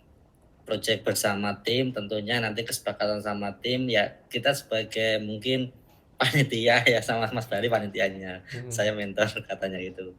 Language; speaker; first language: Indonesian; native; Indonesian